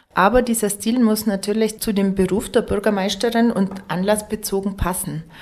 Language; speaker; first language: German; native; German